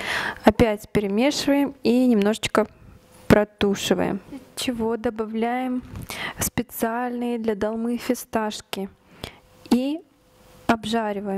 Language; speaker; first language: Russian; native; Russian